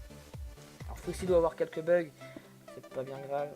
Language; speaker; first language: French; native; French